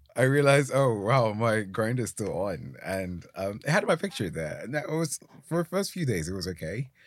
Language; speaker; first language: English; non-native, local second language; Akan